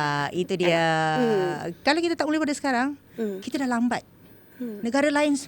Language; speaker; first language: Malay; native; Malay